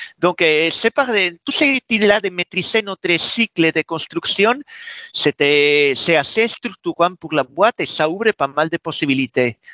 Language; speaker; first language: French; non-native, fluent; Spanish